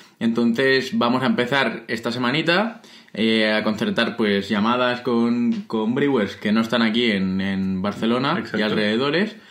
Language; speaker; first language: Spanish; native; Spanish